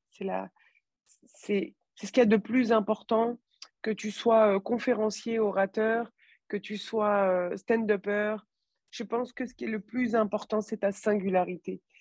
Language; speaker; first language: French; native; French